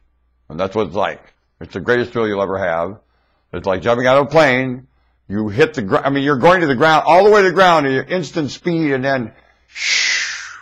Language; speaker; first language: English; native; English